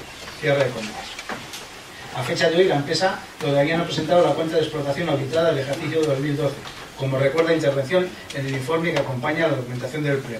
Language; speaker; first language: Spanish; native; Spanish